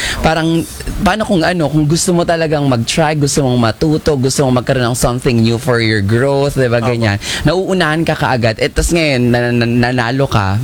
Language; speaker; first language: Filipino; native; Filipino